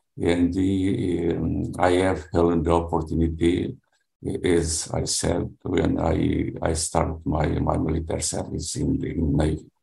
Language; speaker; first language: English; non-native, learner; Portuguese